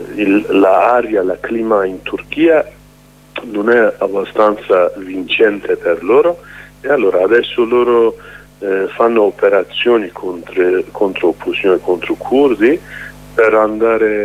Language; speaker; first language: Italian; non-native, learner; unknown